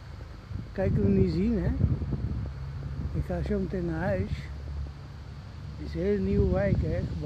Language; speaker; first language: Dutch; non-native, learner; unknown